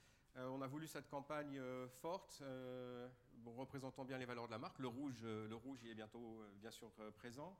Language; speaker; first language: French; native; French